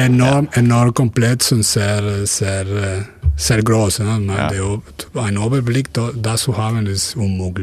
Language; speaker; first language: German; non-native, fluent; Spanish